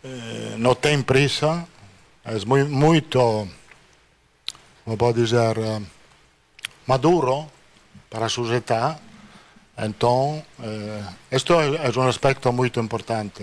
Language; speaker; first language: Portuguese; non-native, fluent; Italian